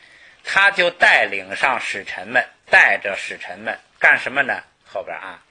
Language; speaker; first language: Chinese; native; Chinese